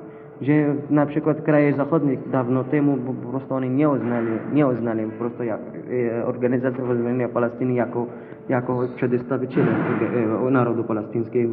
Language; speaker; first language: Polish; non-native, learner; Arabic